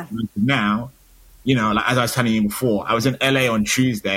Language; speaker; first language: English; native; English